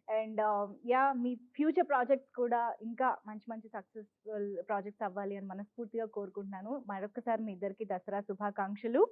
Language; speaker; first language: Telugu; native; Telugu